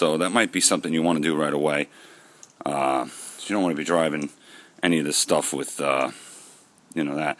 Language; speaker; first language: English; native; English